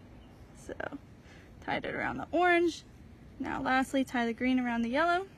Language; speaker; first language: English; native; English